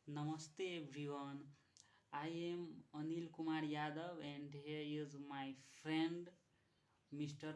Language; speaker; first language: English; non-native, local second language; Nepali